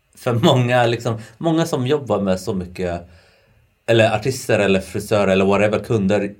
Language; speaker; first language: Swedish; non-native, fluent; Arabic